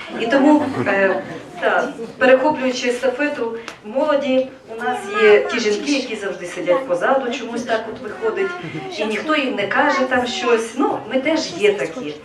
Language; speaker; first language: Ukrainian; native; Ukrainian